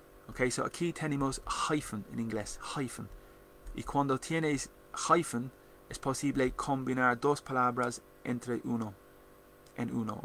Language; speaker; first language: Spanish; non-native, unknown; English